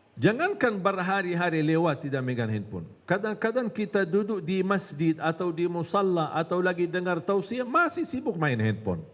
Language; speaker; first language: Malay; non-native, fluent; Arabic